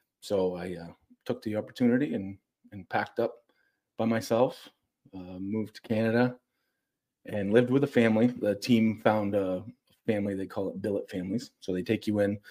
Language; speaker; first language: English; native; English